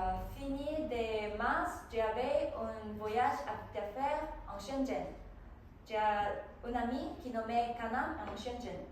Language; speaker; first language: French; non-native, learner; Korean